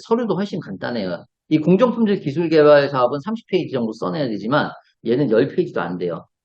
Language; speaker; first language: Korean; native; Korean